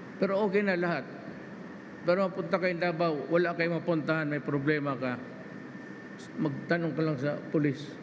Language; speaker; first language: Filipino; non-native, local second language; Cebuano